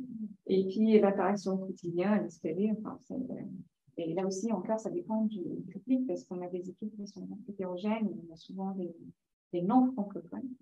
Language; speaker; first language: French; native; French